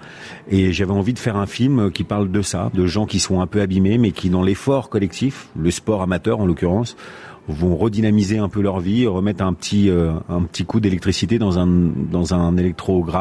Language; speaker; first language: French; native; French